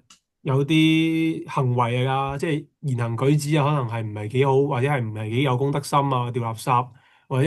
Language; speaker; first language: Chinese; native; Chinese